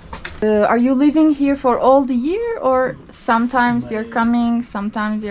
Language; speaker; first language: English; non-native, learner; Turkish